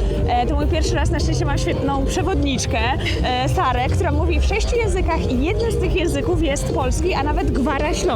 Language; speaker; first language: Polish; native; Polish